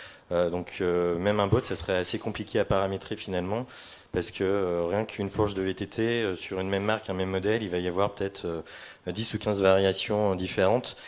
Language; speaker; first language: French; native; French